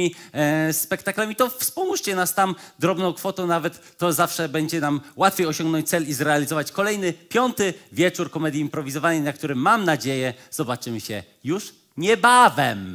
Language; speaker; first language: Polish; native; Polish